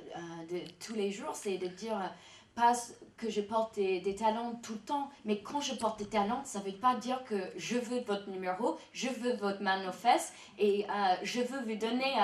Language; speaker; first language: French; non-native, fluent; English